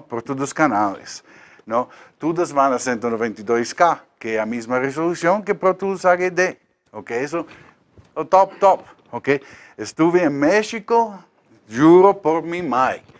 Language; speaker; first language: Portuguese; non-native, learner; Spanish